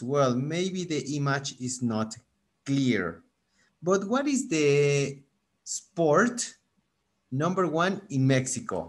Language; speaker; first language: English; non-native, fluent; Spanish